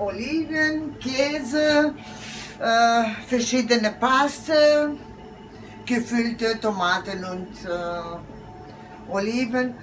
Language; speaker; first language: German; non-native, learner; Greek